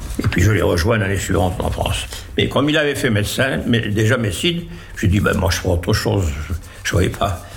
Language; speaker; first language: French; native; French